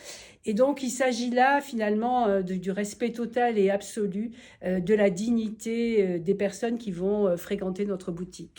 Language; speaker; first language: French; native; French